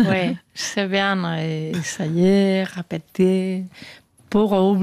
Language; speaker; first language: French; non-native, learner; Spanish